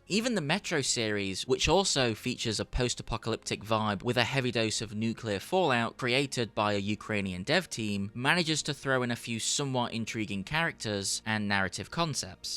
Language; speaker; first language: English; native; English